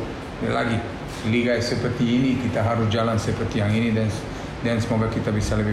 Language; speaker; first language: Indonesian; non-native, learner; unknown